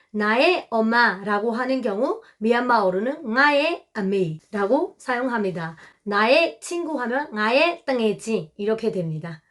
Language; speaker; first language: Korean; non-native, fluent; Burmese